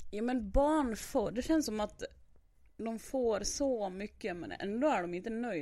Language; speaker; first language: Swedish; native; Swedish